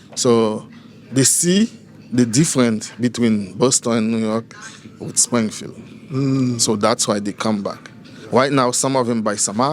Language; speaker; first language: English; non-native, learner; Haitian Creole